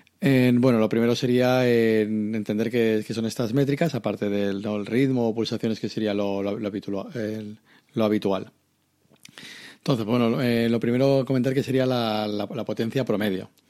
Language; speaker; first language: Spanish; native; Spanish